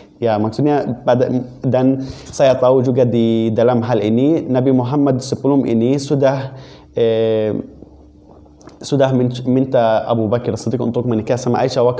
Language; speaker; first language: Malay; non-native, fluent; Arabic